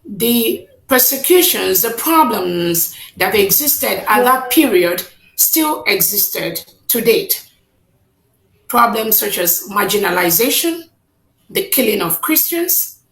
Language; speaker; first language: English; non-native, local second language; Igbo